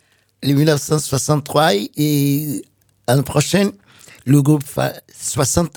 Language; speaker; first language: French; non-native, fluent; Portuguese